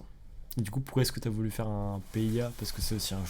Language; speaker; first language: French; native; French